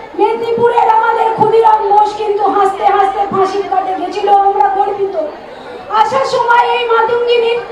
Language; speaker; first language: Bangla; native; Bangla